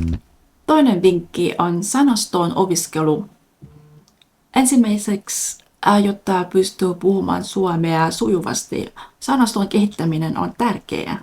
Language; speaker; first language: Finnish; non-native, fluent; Vietnamese